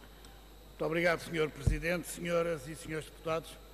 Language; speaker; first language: Portuguese; native; Portuguese